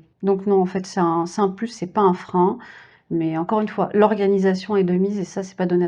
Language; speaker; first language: French; native; French